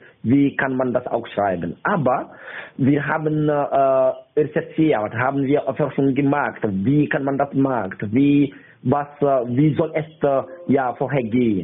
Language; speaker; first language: German; non-native, learner; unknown